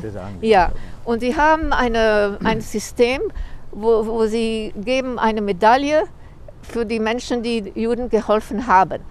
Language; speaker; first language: German; early bilingual, heritage; German